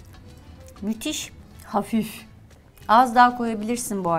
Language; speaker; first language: Turkish; native; Turkish